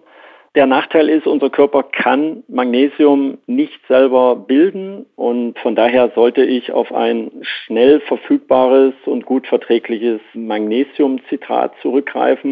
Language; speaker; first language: German; native; German